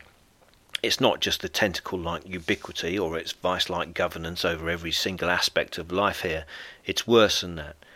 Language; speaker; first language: English; native; English